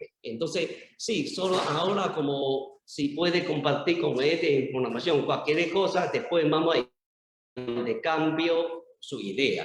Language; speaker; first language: Spanish; non-native, learner; Chinese